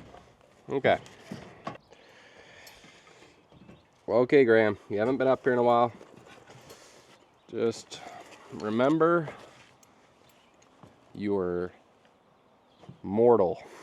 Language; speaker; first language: English; native; English